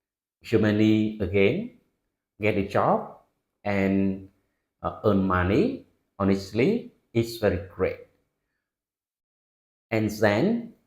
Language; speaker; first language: English; non-native, fluent; Vietnamese